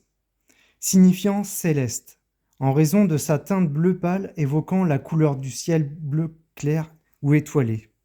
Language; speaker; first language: French; native; French